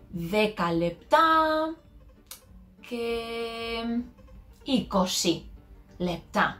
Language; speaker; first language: Greek; non-native, learner; English